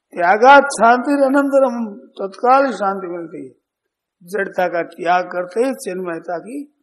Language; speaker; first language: Hindi; native; Hindi